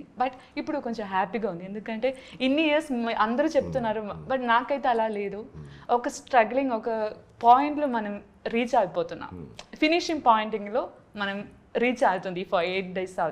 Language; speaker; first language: Telugu; non-native, learner; Malayalam